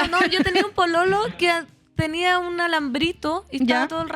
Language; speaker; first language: Spanish; native; Spanish